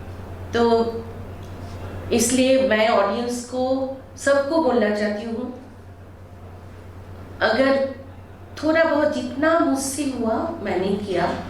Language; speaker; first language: Hindi; non-native, local second language; Bangla